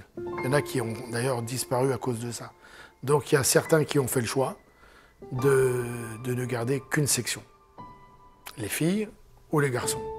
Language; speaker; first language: French; native; French